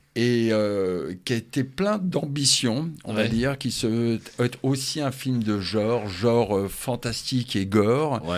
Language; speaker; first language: French; native; French